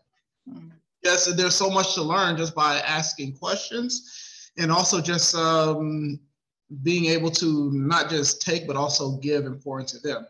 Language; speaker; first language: English; native; English